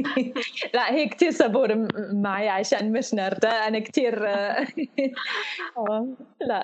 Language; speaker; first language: Arabic; non-native, fluent; English